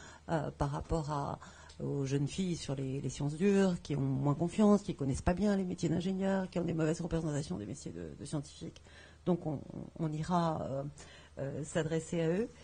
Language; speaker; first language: French; native; French